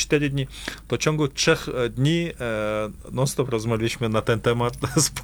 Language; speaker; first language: Polish; non-native, fluent; Kazakh